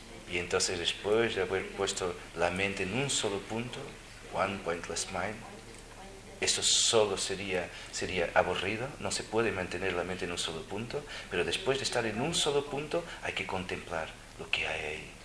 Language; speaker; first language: Spanish; native; Spanish